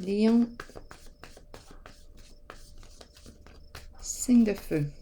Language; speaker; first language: French; native; French